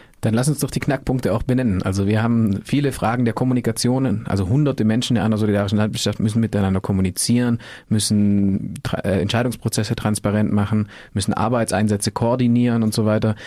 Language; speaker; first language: German; native; German